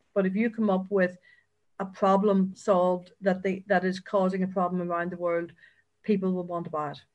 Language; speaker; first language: English; native; English